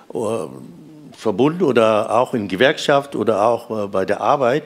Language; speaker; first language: German; non-native, fluent; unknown